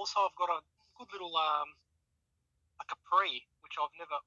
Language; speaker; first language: English; native; English